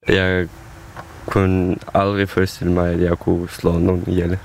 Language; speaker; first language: Danish; non-native, fluent; Ukrainian